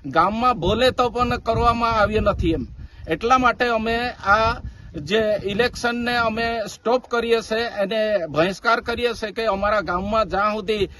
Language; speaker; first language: Gujarati; non-native, local second language; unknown